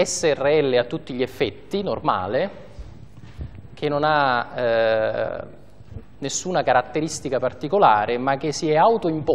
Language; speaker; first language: Italian; native; Italian